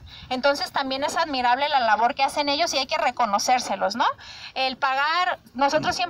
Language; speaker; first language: Spanish; native; Spanish